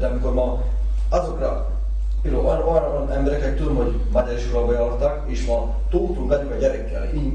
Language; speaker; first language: Hungarian; non-native, local second language; Slovak